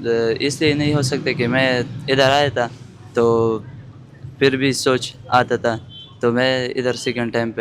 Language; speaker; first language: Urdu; non-native, local second language; Pashto